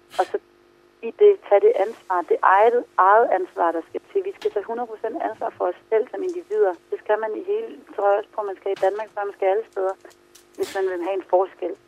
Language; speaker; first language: Danish; native; Danish